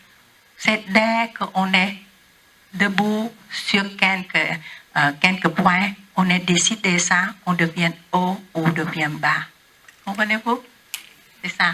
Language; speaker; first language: French; non-native, learner; Vietnamese